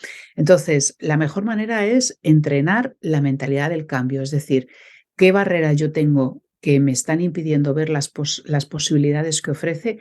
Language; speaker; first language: Spanish; native; Spanish